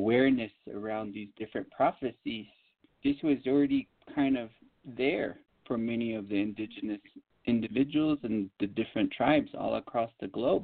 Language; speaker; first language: English; native; English